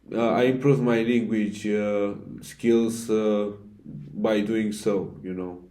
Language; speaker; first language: English; non-native, fluent; Romanian